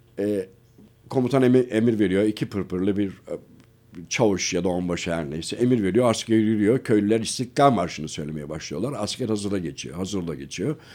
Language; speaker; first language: Turkish; native; Turkish